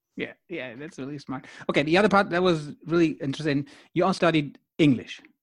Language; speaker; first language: English; non-native, fluent; Dutch